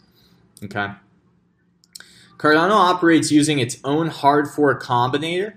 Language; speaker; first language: English; native; English